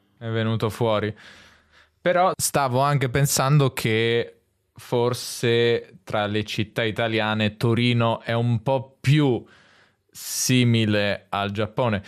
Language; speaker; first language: Italian; native; Italian